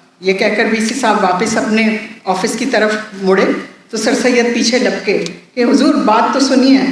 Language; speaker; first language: Urdu; native; Urdu